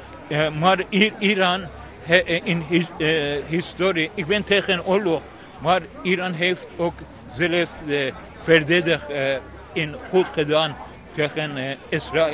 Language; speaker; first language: Dutch; non-native, learner; Persian